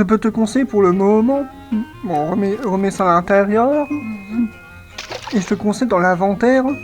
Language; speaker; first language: French; native; French